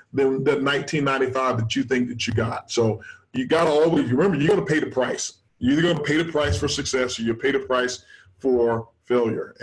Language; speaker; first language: English; native; English